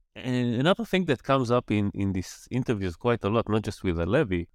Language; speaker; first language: English; non-native, fluent; Hebrew